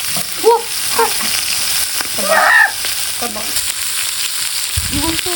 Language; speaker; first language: Korean; non-native, fluent; Ukrainian